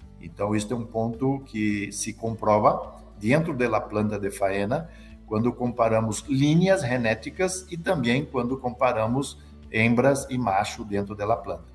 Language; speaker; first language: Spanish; non-native, learner; Portuguese